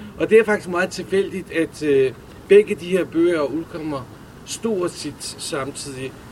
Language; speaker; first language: Danish; early bilingual, other home language; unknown